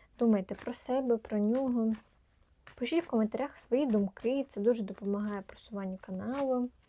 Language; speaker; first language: Ukrainian; non-native, local second language; Russian